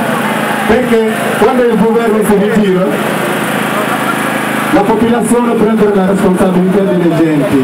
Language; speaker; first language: Italian; non-native, learner; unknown